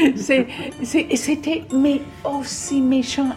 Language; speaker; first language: French; non-native, fluent; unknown